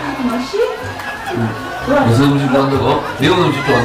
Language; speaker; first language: Korean; native; Korean